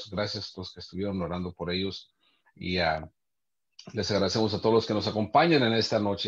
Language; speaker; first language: Spanish; native; Spanish